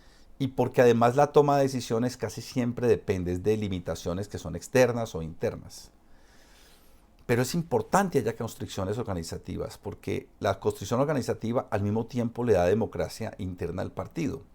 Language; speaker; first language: Spanish; native; Spanish